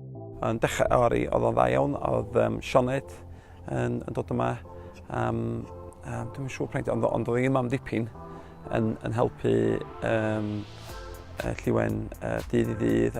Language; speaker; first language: Welsh; native; Welsh